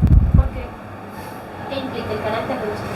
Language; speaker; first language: Spanish; native; Spanish